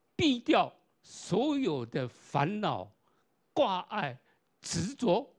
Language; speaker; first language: Chinese; non-native, local second language; Hakka Chinese